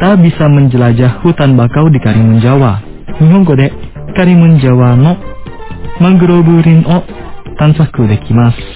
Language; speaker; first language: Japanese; non-native, fluent; Indonesian